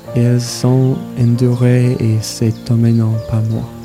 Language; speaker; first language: French; non-native, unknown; English